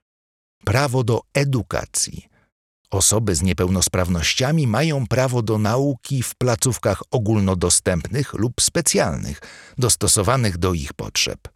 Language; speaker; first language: Polish; native; Polish